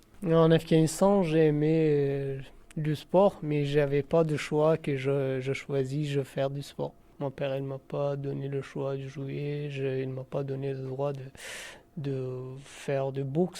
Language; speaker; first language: French; non-native, learner; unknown